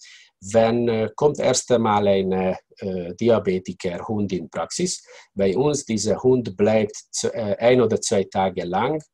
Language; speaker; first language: German; non-native, learner; Hungarian